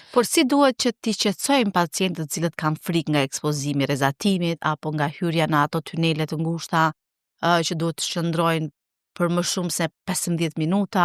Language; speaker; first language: Albanian; native; Albanian